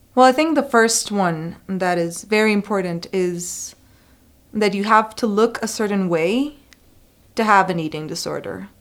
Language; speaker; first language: English; non-native, fluent; Spanish